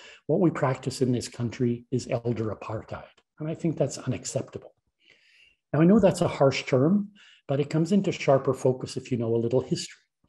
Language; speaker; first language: English; native; English